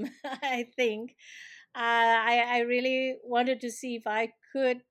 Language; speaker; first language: English; non-native, local second language; Malay